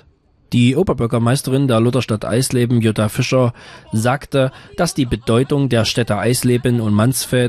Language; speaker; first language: German; native; German